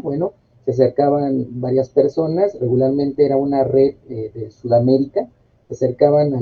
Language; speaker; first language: Spanish; native; Spanish